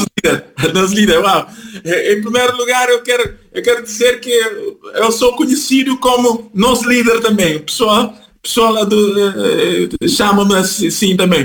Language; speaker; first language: Portuguese; non-native, fluent; Kabuverdianu